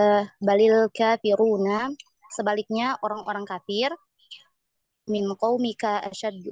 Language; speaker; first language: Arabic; non-native, learner; Indonesian